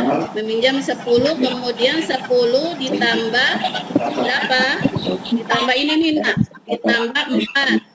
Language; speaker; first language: Indonesian; native; Indonesian